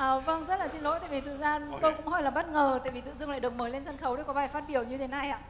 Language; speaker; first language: Vietnamese; native; Vietnamese